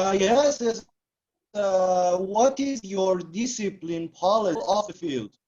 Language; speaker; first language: English; non-native, learner; Persian